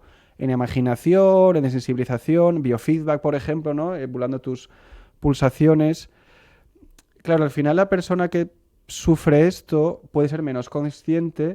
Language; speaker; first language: Spanish; non-native, local second language; Catalan